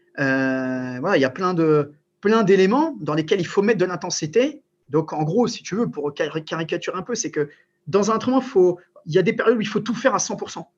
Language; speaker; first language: French; early bilingual, other home language; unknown